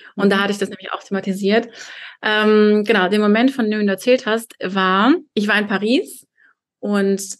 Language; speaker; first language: German; early bilingual, heritage; Russian